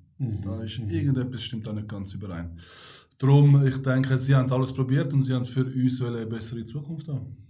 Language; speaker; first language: German; early bilingual, other home language; Albanian